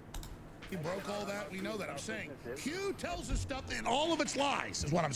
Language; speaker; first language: English; native; English